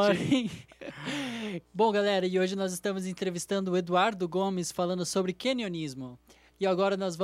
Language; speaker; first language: Portuguese; native; Portuguese